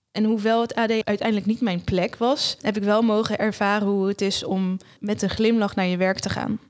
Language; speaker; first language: Dutch; early bilingual, other home language; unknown